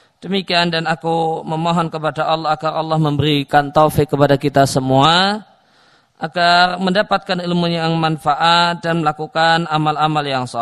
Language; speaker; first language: Indonesian; native; Indonesian